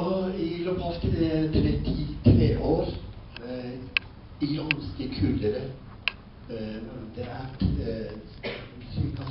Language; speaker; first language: Norwegian; non-native, learner; Kurdish